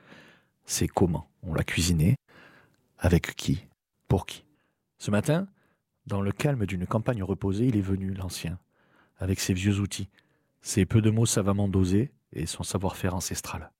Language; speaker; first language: French; native; French